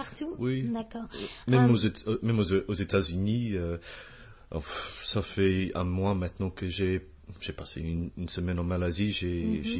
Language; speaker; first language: French; non-native, fluent; English